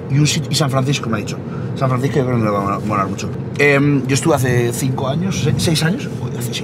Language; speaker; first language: Spanish; native; Spanish